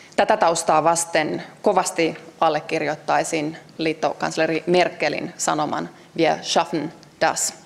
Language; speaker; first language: Finnish; native; Finnish